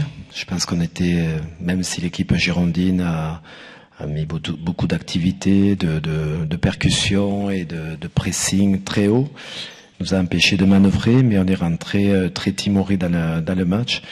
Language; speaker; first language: French; native; French